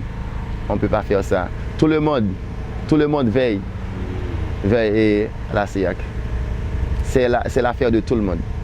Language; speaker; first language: French; non-native, local second language; Haitian Creole